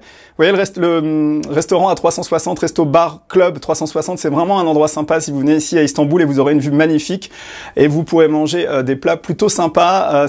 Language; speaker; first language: French; native; French